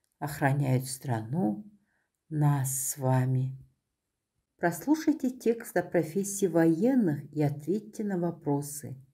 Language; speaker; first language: Russian; non-native, local second language; Kazakh